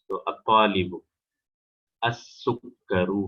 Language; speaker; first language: Arabic; non-native, fluent; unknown